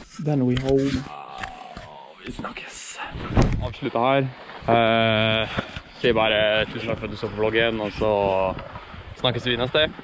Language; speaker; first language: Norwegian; native; Norwegian